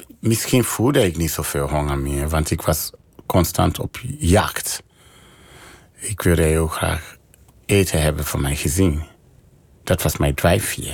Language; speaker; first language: Dutch; non-native, fluent; English